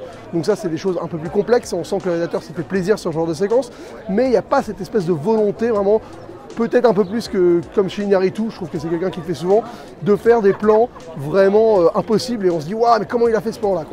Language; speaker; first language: French; native; French